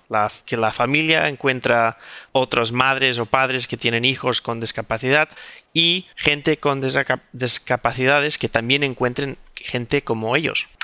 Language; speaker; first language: Spanish; non-native, local second language; Catalan